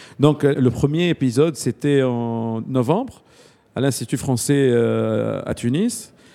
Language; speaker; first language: French; non-native, local second language; Arabic